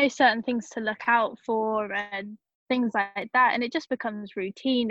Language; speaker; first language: English; native; English